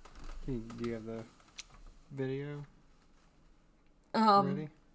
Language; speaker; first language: English; native; English